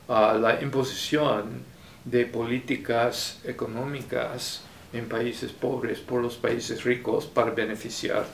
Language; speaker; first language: Spanish; non-native, fluent; English